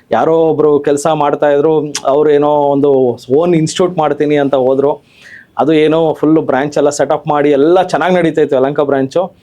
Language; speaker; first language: Kannada; native; Kannada